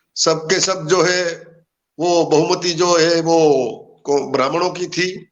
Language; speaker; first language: Hindi; non-native, local second language; Gujarati